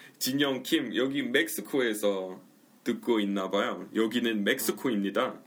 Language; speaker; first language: Korean; non-native, fluent; English